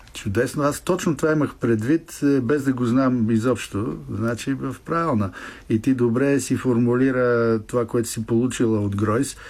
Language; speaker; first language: Bulgarian; native; Bulgarian